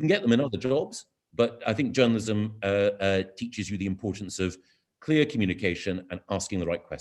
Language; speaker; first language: English; native; English